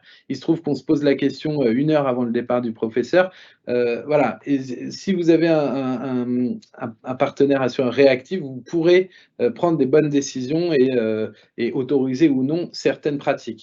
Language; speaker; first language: French; native; French